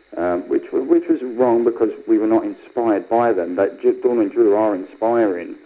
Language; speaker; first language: English; native; English